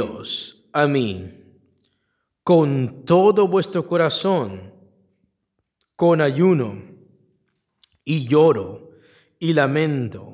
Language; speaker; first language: Spanish; native; Spanish